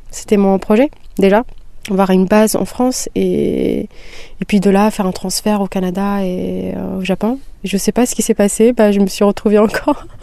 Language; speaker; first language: French; non-native, local second language; Kabyle